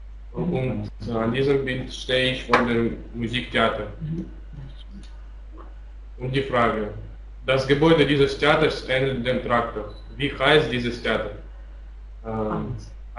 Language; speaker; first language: German; non-native, learner; Russian